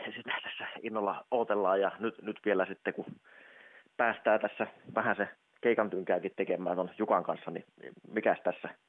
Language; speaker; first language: Finnish; native; Finnish